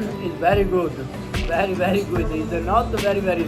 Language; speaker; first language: English; non-native, learner; Italian